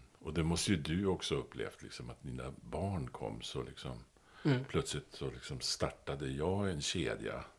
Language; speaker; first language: Swedish; native; Swedish